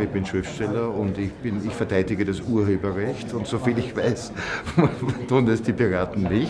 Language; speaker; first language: German; native; German